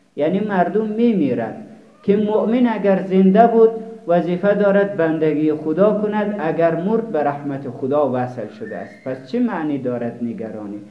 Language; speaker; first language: Persian; native; Persian